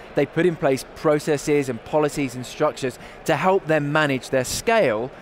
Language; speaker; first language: English; native; English